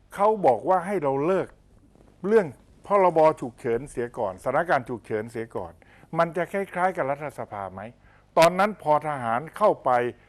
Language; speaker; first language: Thai; native; Thai